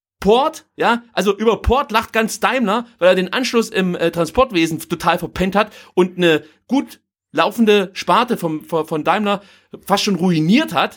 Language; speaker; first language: German; native; German